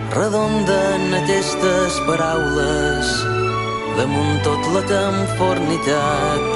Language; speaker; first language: Estonian; non-native, learner; Catalan